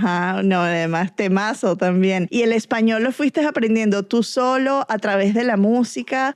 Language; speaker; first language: Spanish; native; Spanish